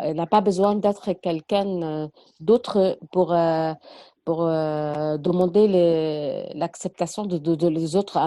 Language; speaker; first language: French; non-native, learner; Arabic